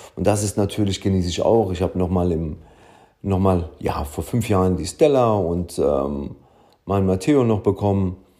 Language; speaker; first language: German; early bilingual, other home language; Italian